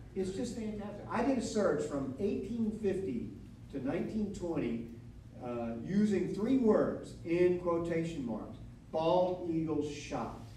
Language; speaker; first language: English; native; English